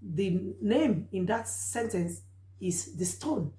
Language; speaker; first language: English; non-native, local second language; Yoruba